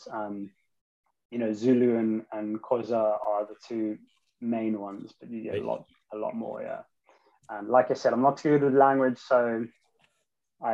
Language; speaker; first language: English; native; English